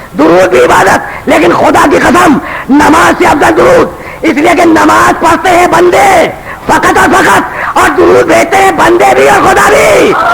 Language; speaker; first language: Urdu; native; Urdu